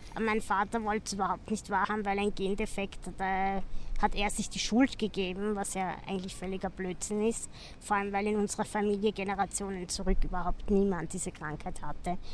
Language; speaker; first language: German; native; German